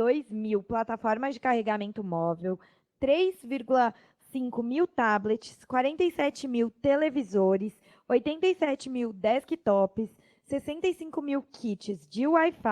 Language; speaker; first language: Portuguese; native; Portuguese